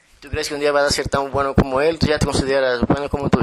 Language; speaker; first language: Spanish; non-native, fluent; Portuguese